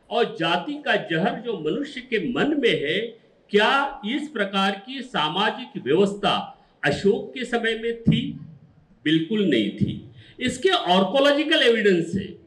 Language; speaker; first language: Hindi; non-native, local second language; Marathi